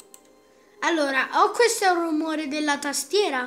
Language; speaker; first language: Italian; native; Italian